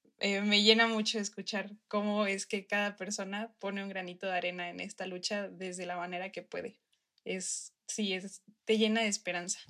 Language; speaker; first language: Spanish; native; Spanish